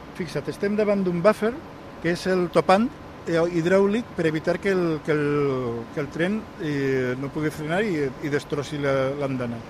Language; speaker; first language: Catalan; non-native, local second language; Spanish